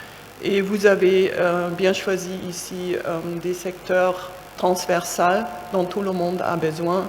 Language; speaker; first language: French; non-native, fluent; German